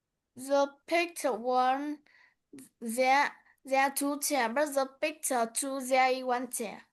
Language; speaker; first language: English; non-native, learner; Vietnamese